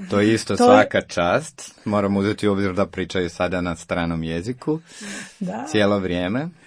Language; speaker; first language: Croatian; native; Croatian